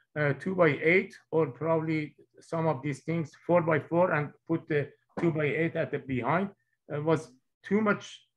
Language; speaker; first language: English; non-native, fluent; Persian